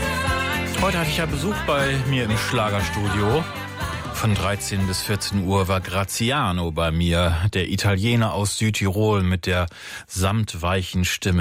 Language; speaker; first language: German; native; German